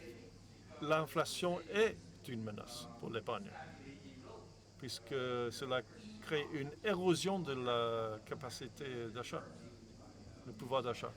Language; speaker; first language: French; non-native, fluent; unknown